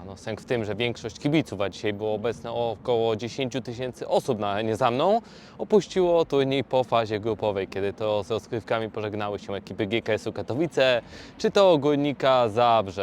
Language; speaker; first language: Polish; native; Polish